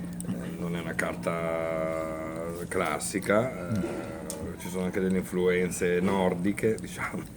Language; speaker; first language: Italian; native; Italian